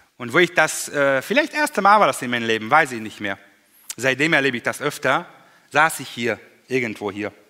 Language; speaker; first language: German; non-native, fluent; Hungarian